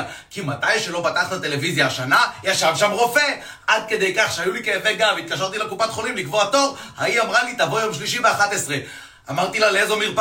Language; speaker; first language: Hebrew; native; Hebrew